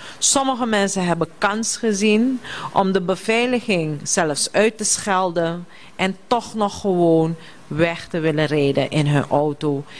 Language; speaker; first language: Dutch; native; Dutch